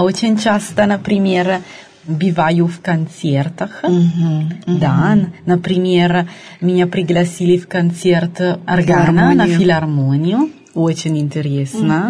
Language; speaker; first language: Russian; non-native, fluent; Italian